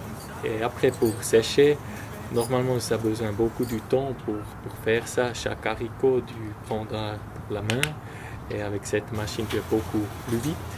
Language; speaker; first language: French; non-native, local second language; German